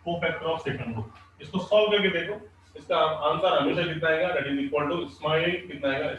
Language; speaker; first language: Hindi; non-native, local second language; Marathi